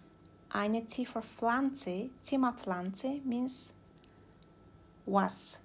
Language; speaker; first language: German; non-native, learner; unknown